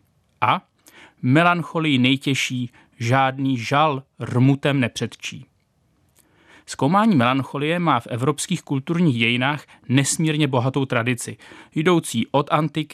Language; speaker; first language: Czech; native; Czech